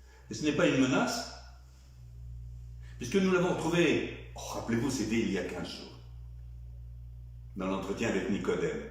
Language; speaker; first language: French; native; French